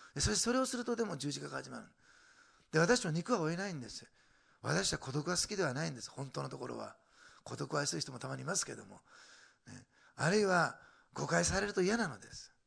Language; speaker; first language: Japanese; native; Japanese